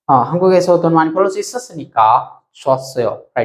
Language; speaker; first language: Korean; non-native, fluent; Sinhala